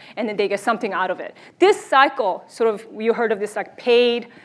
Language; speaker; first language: English; early bilingual, other home language; Korean